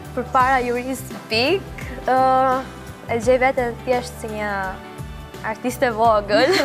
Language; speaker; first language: Albanian; native; Albanian